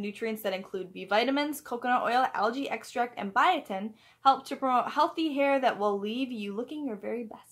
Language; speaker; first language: English; native; English